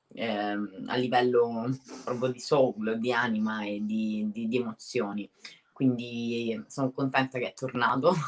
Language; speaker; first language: Italian; native; Italian